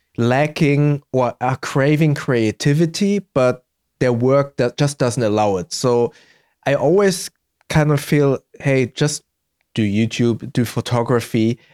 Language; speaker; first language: English; early bilingual, heritage; German